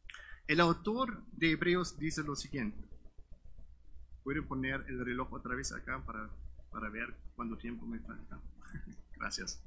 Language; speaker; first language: Spanish; non-native, fluent; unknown